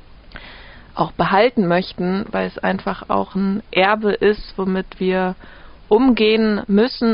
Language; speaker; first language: German; native; German